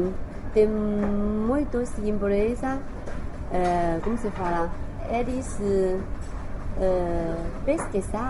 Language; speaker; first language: Portuguese; non-native, learner; Chinese